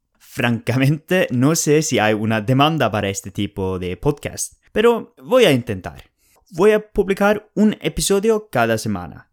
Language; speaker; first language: Spanish; non-native, fluent; Norwegian